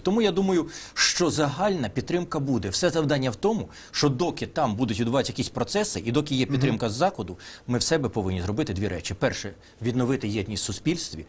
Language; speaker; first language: Ukrainian; native; Ukrainian